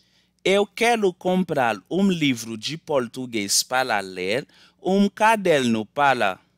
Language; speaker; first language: Portuguese; non-native, learner; Haitian Creole